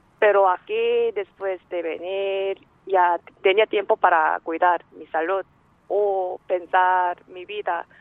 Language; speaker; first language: Spanish; non-native, fluent; Korean